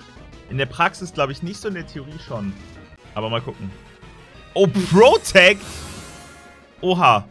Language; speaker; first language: German; native; German